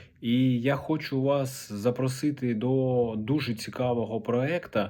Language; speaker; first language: Ukrainian; non-native, local second language; Russian